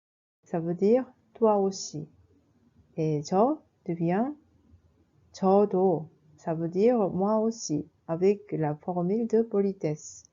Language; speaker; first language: French; non-native, fluent; Korean